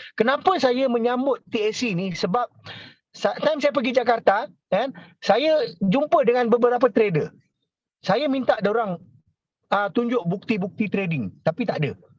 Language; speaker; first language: Malay; native; Malay